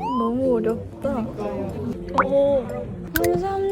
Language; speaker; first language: Korean; non-native, fluent; Japanese